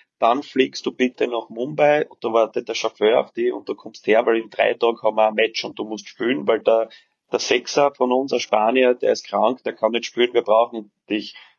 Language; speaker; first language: German; early bilingual, other home language; Serbian